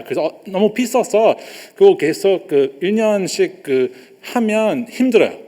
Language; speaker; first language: Korean; non-native, learner; English